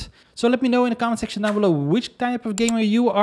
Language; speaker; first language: English; non-native, fluent; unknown